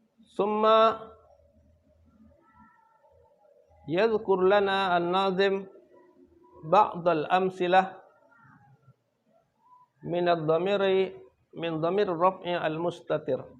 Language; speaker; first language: Arabic; non-native, fluent; Indonesian